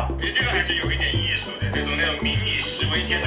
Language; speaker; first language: Chinese; native; Chinese